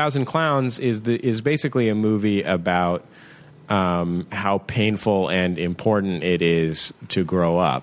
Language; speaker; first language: English; native; English